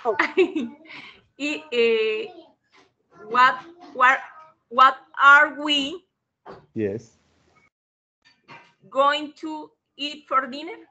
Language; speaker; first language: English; non-native, learner; Spanish